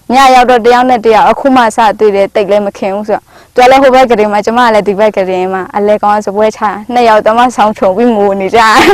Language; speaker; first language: Burmese; native; Burmese